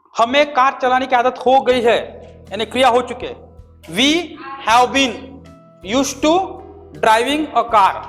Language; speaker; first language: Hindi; non-native, local second language; Marathi